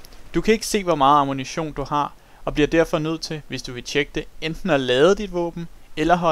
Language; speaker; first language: Danish; native; Danish